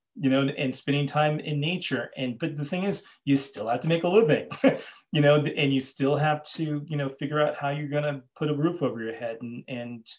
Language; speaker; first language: English; native; English